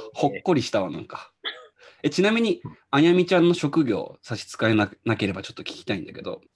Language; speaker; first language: Japanese; native; Japanese